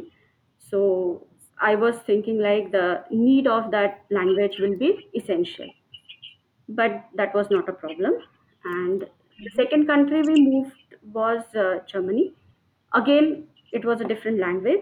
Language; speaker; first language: English; non-native, local second language; Marathi